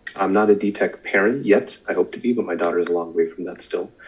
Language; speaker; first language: English; native; English